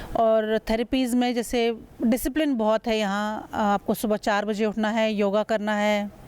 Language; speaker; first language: Hindi; native; Hindi